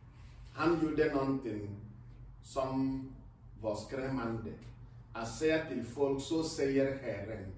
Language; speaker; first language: Swedish; non-native, fluent; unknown